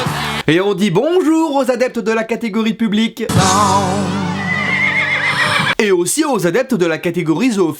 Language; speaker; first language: French; native; French